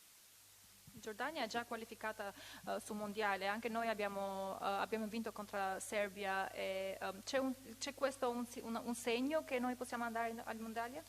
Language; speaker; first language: Italian; non-native, fluent; Albanian